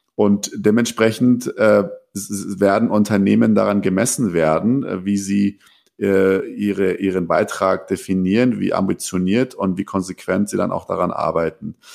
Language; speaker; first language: German; early bilingual, other home language; Persian